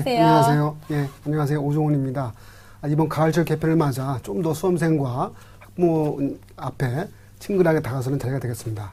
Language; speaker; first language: Korean; native; Korean